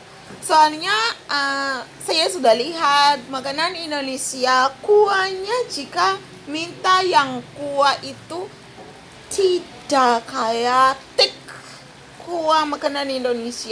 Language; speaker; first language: Indonesian; non-native, fluent; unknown